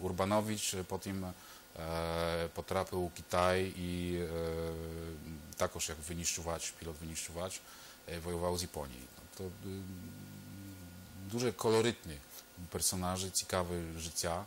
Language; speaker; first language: Ukrainian; non-native, fluent; Polish